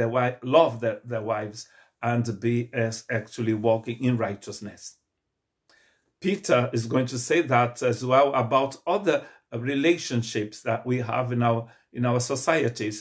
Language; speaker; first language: English; non-native, fluent; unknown